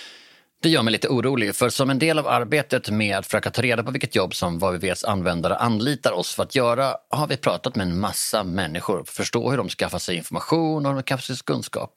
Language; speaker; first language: Swedish; native; Swedish